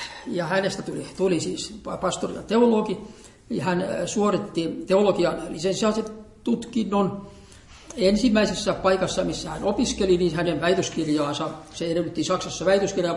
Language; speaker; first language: Finnish; native; Finnish